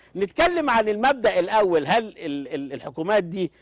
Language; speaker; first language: Arabic; native; Arabic